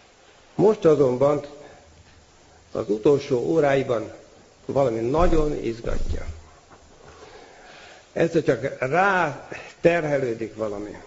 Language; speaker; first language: Hungarian; native; Hungarian